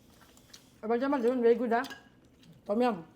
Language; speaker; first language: English; non-native, local second language; Filipino